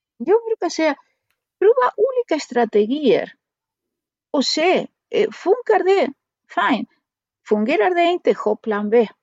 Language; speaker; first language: Swedish; non-native, fluent; Spanish